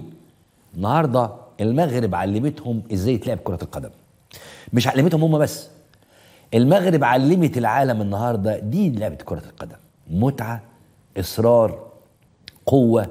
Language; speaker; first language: Arabic; native; Arabic